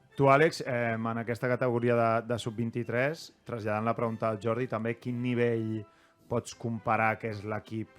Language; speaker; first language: Catalan; native; Catalan